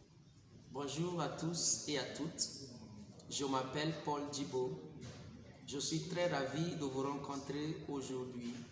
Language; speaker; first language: French; non-native, fluent; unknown